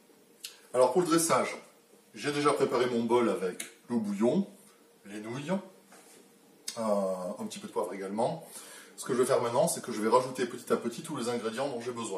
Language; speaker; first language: French; native; French